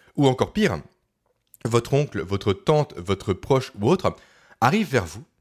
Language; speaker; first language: French; native; French